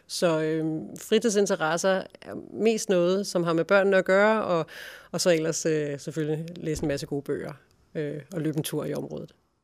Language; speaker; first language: Danish; native; Danish